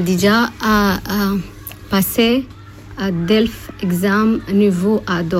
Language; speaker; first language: French; non-native, learner; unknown